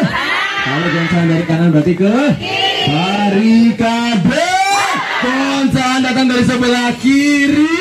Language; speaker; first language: Indonesian; non-native, local second language; Javanese